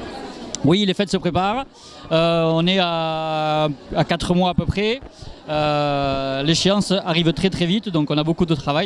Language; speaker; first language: French; native; French